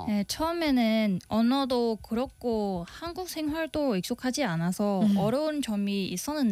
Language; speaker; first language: Korean; non-native, fluent; Vietnamese